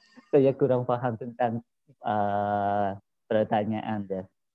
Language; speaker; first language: Indonesian; non-native, learner; Khmer